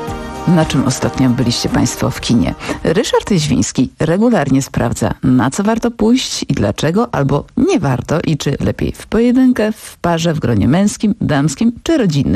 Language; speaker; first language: Polish; native; Polish